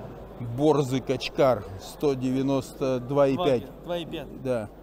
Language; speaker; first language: Russian; native; Russian